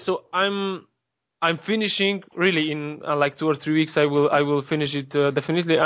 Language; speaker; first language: English; non-native, fluent; Polish